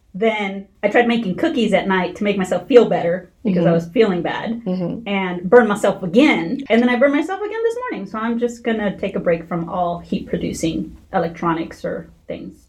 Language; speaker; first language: English; early bilingual, other home language; Spanish